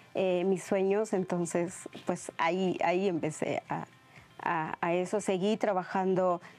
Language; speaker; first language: Spanish; non-native, local second language; Mixtepec Mixtec